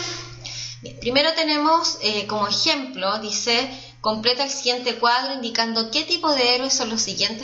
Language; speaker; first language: Spanish; native; Spanish